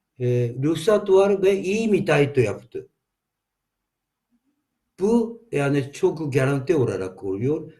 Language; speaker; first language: Turkish; non-native, learner; Japanese